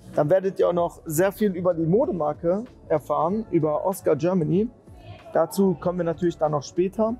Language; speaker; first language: German; native; German